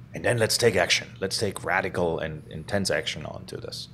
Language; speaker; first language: English; non-native, fluent; German